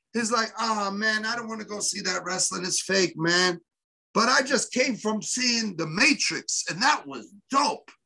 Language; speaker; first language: English; native; English